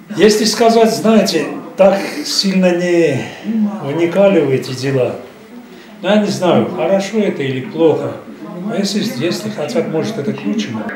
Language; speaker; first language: Russian; native; Russian